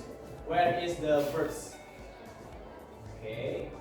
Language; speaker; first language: English; non-native, learner; Indonesian